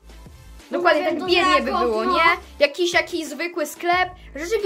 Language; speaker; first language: Polish; native; Polish